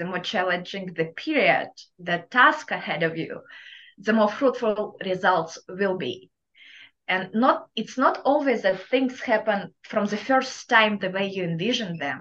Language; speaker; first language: English; non-native, fluent; Russian